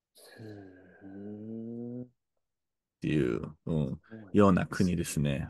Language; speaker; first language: Japanese; non-native, fluent; English